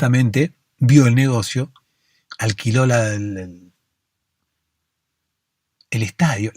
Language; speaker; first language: Spanish; native; Spanish